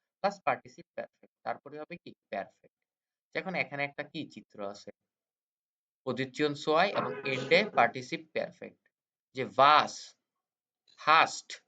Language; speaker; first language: Bangla; native; Bangla